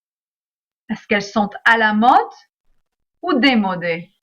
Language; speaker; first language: French; non-native, fluent; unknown